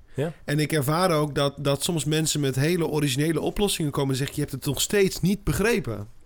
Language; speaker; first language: Dutch; native; Dutch